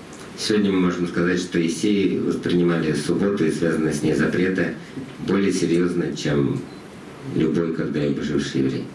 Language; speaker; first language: Russian; native; Russian